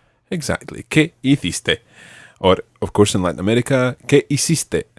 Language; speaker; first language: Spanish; non-native, fluent; English